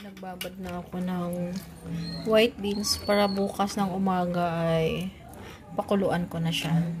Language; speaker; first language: Filipino; non-native, local second language; Cebuano